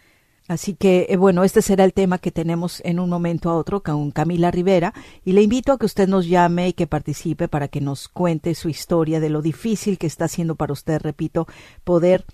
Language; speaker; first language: Spanish; native; Spanish